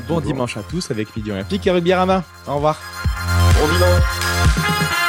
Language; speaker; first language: French; native; French